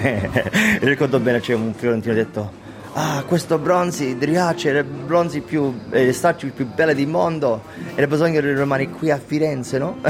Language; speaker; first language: Italian; early bilingual, heritage; English